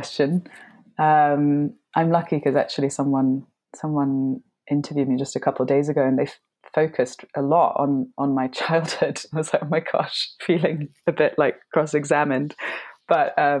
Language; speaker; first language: English; native; English